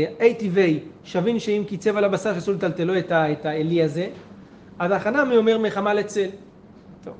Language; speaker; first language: Hebrew; native; Hebrew